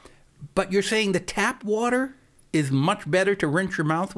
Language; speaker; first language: English; native; English